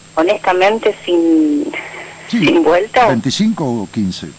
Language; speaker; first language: Spanish; native; Spanish